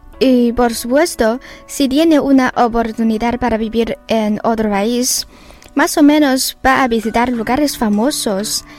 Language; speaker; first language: Spanish; non-native, fluent; Chinese